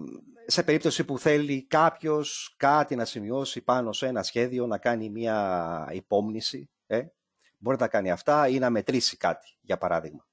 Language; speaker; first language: Greek; native; Greek